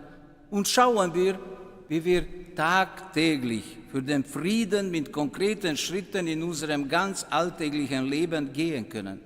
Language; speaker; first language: German; non-native, fluent; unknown